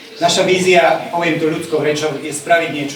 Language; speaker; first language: Ukrainian; non-native, learner; Slovak